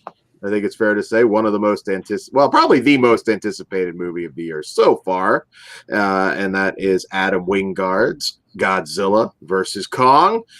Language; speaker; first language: English; native; English